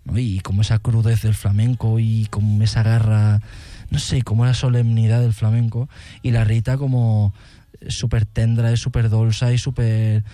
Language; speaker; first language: Spanish; non-native, local second language; Catalan